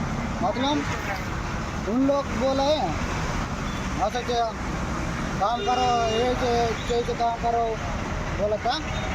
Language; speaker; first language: Hindi; non-native, local second language; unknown